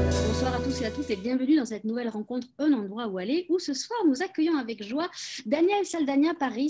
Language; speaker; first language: French; native; French